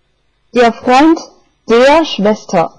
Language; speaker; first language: German; non-native, fluent; Chinese